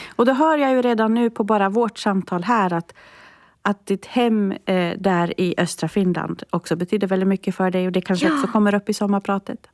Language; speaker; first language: Swedish; native; Swedish